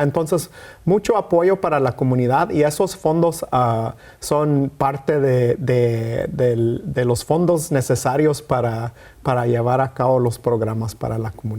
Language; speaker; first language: Spanish; early bilingual, heritage; Spanish